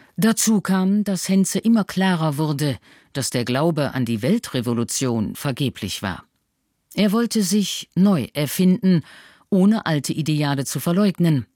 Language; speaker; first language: German; native; German